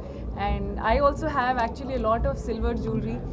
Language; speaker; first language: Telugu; non-native, learner; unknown